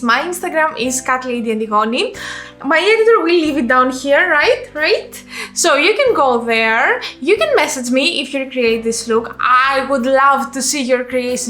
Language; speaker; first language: English; non-native, fluent; Greek